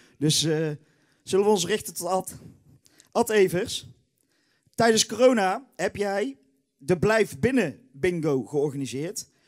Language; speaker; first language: Dutch; native; Dutch